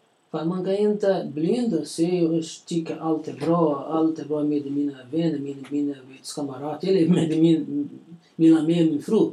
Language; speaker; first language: Swedish; non-native, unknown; Portuguese